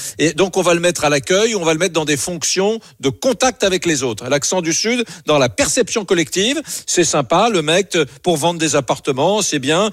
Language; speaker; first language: French; native; French